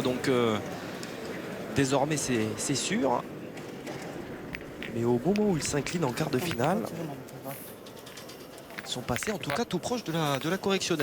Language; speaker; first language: French; native; French